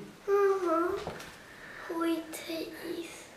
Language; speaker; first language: German; early bilingual, other home language; Persian